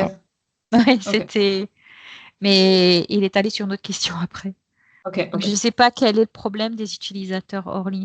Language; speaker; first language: French; native; French